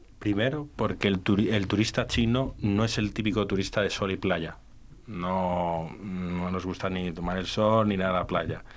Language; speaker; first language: Spanish; native; Spanish